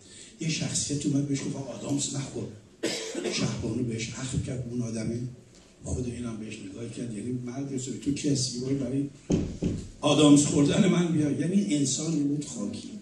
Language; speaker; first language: Persian; native; Persian